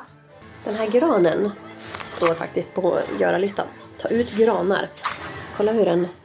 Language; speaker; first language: Swedish; native; Swedish